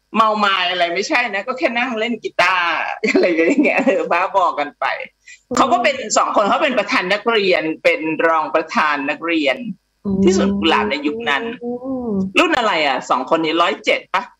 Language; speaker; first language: Thai; native; Thai